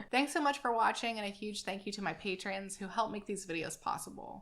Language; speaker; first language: English; native; English